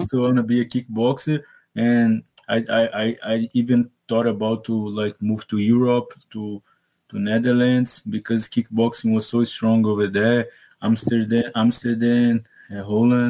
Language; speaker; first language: English; non-native, learner; Portuguese